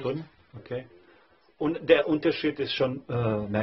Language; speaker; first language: German; non-native, fluent; Bosnian